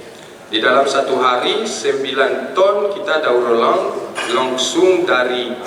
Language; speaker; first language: Indonesian; non-native, fluent; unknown